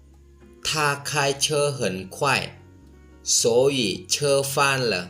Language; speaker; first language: Chinese; non-native, fluent; Lao